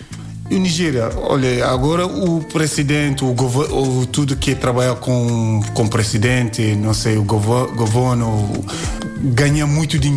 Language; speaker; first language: Portuguese; non-native, learner; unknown